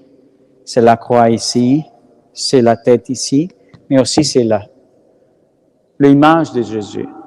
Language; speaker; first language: French; non-native, learner; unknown